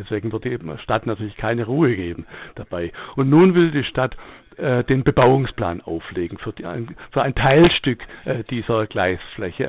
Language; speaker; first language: German; native; German